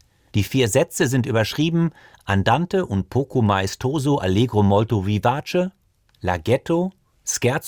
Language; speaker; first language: German; native; German